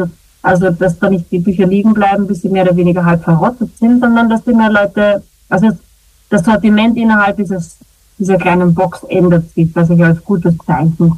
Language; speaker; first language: German; native; German